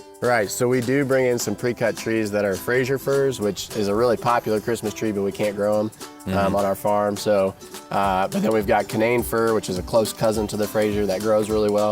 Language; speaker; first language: English; native; English